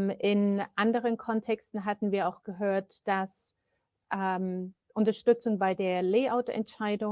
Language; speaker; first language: German; native; German